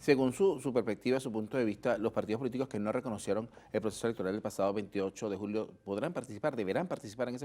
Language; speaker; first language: Spanish; native; Spanish